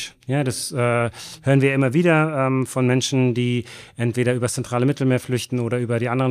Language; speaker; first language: German; native; German